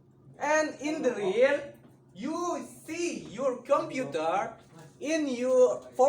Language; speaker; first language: English; non-native, learner; Indonesian